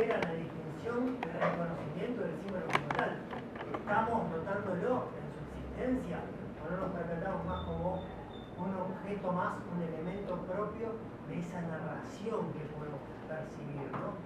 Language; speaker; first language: Spanish; native; Spanish